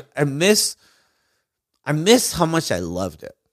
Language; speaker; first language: English; non-native, local second language; Urdu